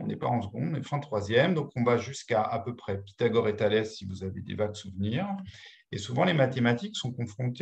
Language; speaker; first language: French; native; French